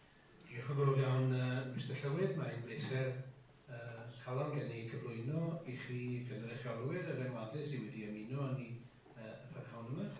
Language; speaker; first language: Welsh; native; Welsh